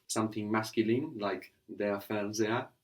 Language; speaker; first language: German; non-native, fluent; English